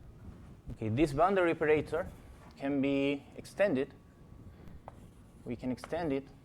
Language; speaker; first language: English; non-native, fluent; Spanish